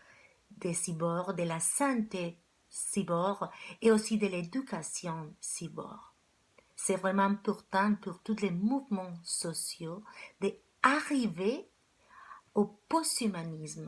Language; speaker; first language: French; non-native, fluent; Spanish